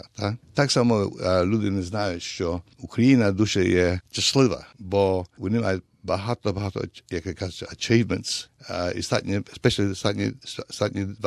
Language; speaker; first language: Ukrainian; early bilingual, heritage; Ukrainian